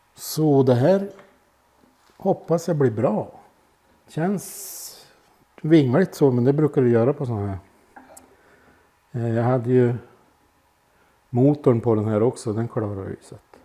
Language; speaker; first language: Swedish; native; Swedish